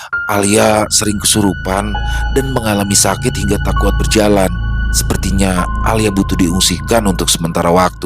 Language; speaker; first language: Indonesian; native; Indonesian